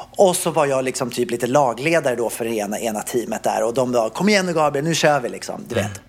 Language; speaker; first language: Swedish; native; Swedish